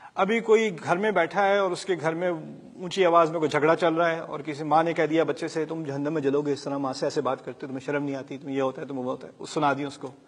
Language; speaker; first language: Urdu; early bilingual, heritage; Urdu